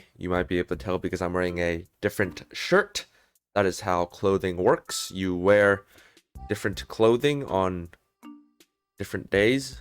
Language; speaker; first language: English; native; English